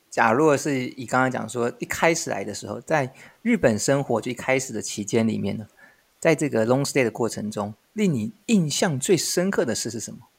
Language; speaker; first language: Chinese; native; Chinese